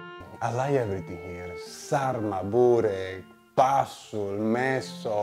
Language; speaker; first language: English; non-native, learner; Spanish